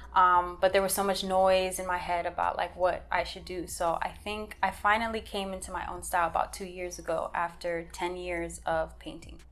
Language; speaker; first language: English; native; English